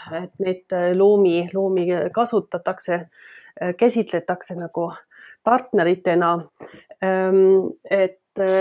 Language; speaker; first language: Estonian; non-native, fluent; German